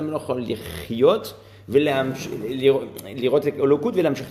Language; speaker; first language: Hebrew; non-native, fluent; French